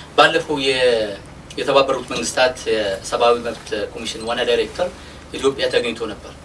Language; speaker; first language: Amharic; non-native, local second language; Oromo